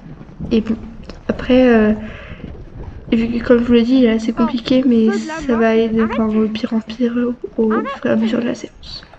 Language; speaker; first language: French; native; French